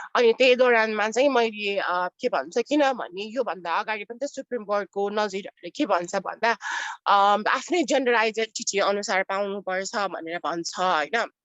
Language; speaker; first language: Nepali; non-native, local second language; Newari